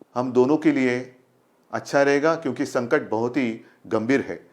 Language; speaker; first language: Hindi; non-native, local second language; Marathi